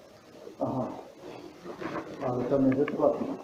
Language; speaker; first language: Polish; non-native, learner; Slovenian